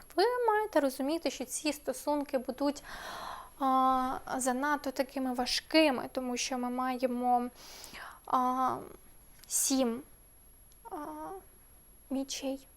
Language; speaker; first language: Ukrainian; native; Ukrainian